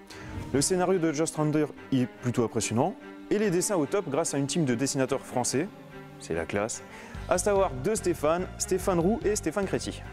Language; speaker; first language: French; native; French